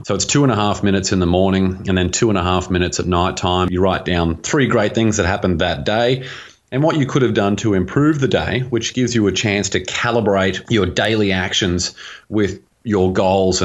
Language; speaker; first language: English; native; English